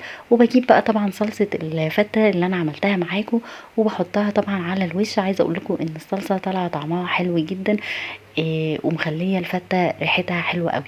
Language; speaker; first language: Arabic; native; Arabic